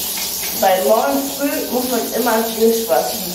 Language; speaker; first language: German; early bilingual, other home language; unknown